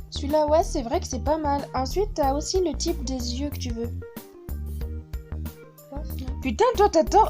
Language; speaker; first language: French; native; French